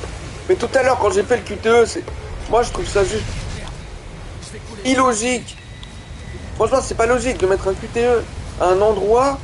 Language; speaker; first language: French; native; French